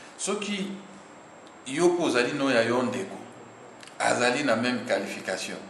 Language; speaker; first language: Lingala; native; Lingala